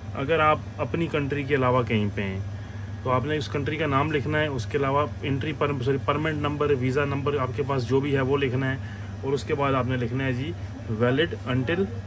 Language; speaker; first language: Urdu; non-native, local second language; Punjabi